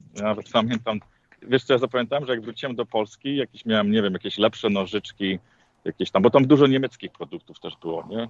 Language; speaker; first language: Polish; early bilingual, heritage; Polish